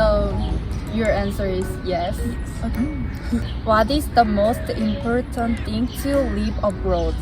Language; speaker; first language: English; non-native, learner; Korean